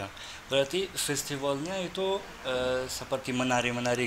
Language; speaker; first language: Indonesian; non-native, fluent; Persian